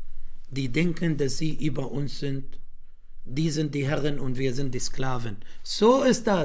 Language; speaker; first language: German; non-native, fluent; Arabic